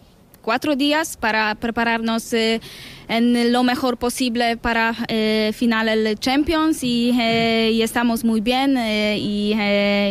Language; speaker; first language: Spanish; non-native, learner; Polish